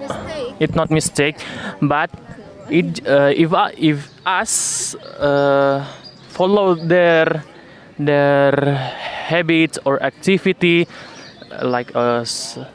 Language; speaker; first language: English; non-native, learner; Indonesian